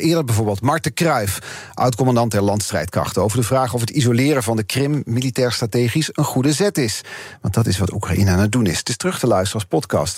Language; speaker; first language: Dutch; native; Dutch